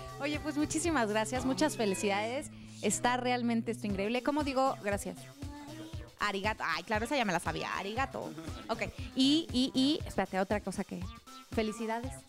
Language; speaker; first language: Spanish; native; Spanish